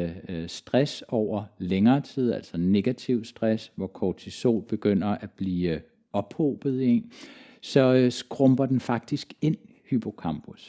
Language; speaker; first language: Danish; native; Danish